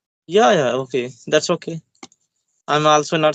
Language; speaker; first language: English; non-native, learner; Hindi